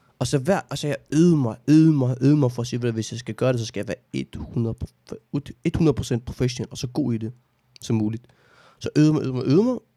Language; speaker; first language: Danish; early bilingual, other home language; Arabic